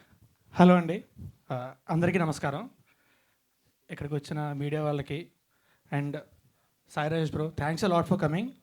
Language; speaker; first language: Telugu; native; Telugu